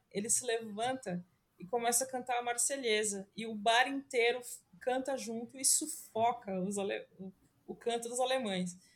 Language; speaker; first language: Portuguese; native; Portuguese